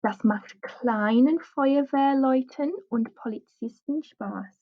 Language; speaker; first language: German; non-native, fluent; English